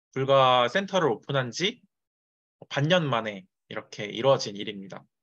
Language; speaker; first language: Korean; native; Korean